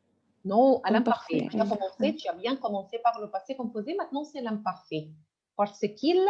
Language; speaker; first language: French; non-native, fluent; Arabic